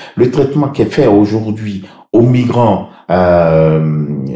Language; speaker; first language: French; native; French